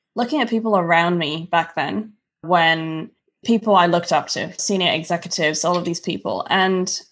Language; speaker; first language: English; non-native, local second language; Cantonese